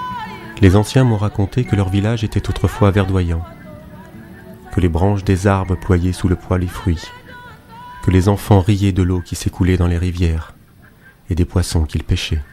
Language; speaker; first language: French; native; French